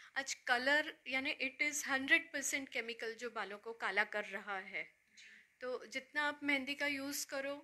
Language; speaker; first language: Hindi; native; Hindi